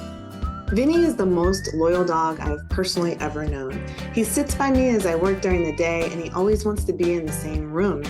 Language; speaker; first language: English; native; English